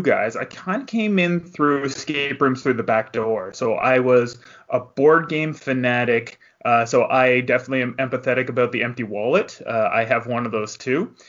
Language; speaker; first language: English; native; English